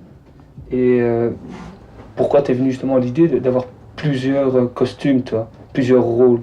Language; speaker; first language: French; native; French